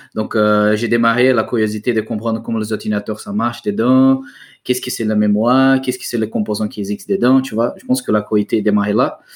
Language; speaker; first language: French; non-native, fluent; Portuguese